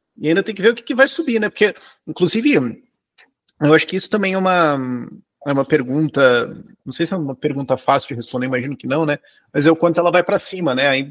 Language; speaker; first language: Portuguese; native; Portuguese